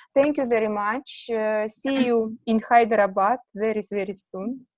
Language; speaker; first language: English; non-native, learner; Russian